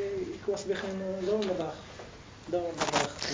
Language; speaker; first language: Dutch; non-native, learner; Arabic